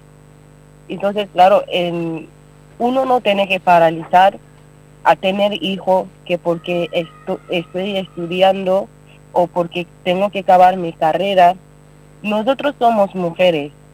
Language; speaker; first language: Spanish; non-native, learner; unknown